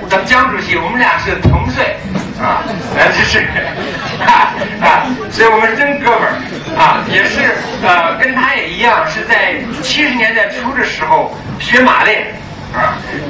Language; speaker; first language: Chinese; early bilingual, other home language; English